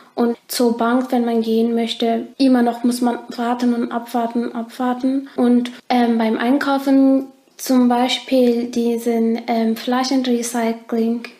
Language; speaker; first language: German; non-native, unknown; Turkish